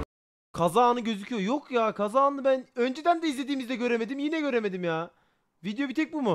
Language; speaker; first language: Turkish; native; Turkish